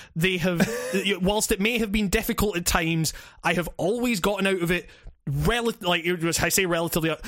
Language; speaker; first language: English; native; English